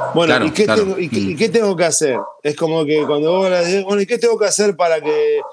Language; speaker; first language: Spanish; native; Spanish